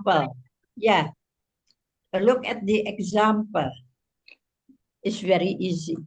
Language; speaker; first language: English; non-native, fluent; Indonesian